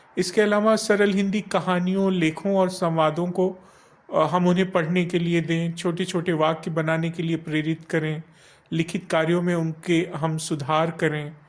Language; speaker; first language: Hindi; native; Hindi